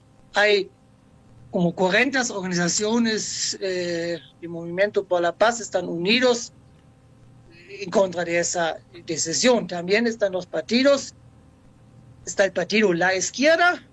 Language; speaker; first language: Spanish; non-native, fluent; German